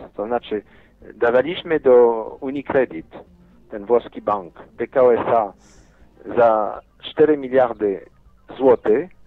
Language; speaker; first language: Polish; non-native, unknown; French